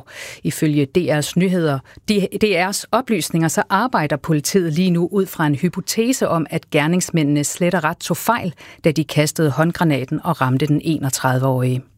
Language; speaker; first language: Danish; native; Danish